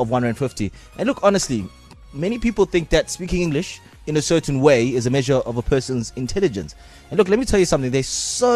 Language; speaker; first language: English; non-native, local second language; Xhosa